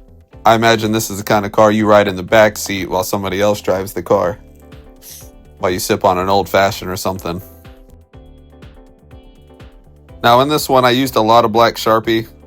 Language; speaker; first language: English; native; English